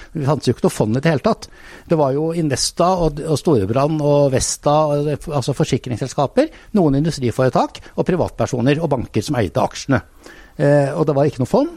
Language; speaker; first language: Norwegian; native; Norwegian